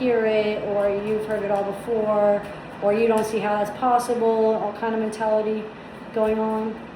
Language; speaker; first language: English; native; English